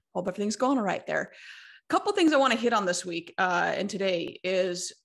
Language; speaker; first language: English; native; English